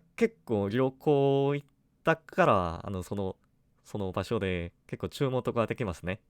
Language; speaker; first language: Japanese; non-native, learner; Korean